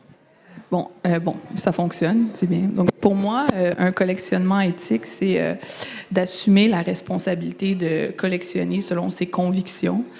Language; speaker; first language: French; native; French